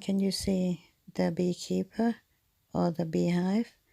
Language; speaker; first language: English; non-native, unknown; Thai